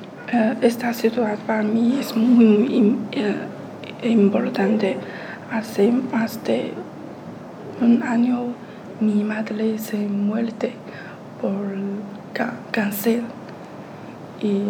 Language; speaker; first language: Spanish; non-native, learner; Chinese